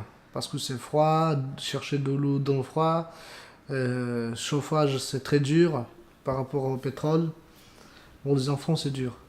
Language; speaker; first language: French; non-native, learner; Romanian